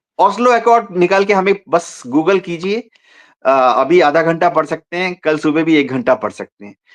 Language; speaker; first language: Hindi; non-native, local second language; Bangla